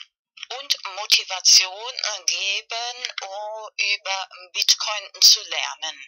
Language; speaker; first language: German; non-native, fluent; Spanish